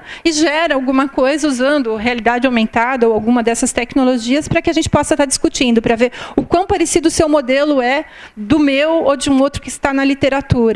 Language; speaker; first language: Portuguese; native; Portuguese